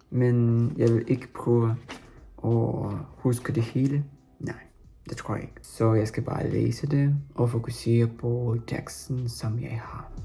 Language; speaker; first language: Danish; non-native, learner; Russian